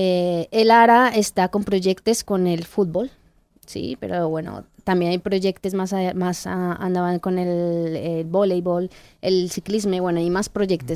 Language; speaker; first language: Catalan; non-native, learner; Spanish